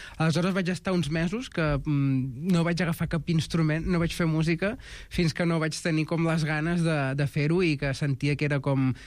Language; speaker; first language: Catalan; native; Catalan